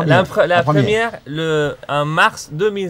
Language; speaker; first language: French; non-native, learner; Spanish